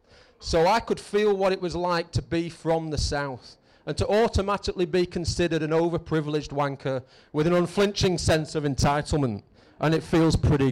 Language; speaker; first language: English; native; English